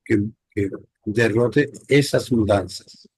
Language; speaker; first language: Portuguese; non-native, fluent; Spanish